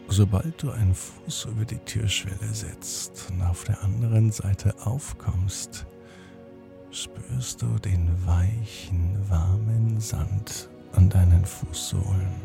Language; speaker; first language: German; native; German